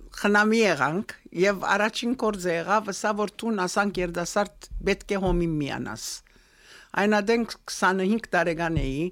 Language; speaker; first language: Armenian; early bilingual, heritage; Armenian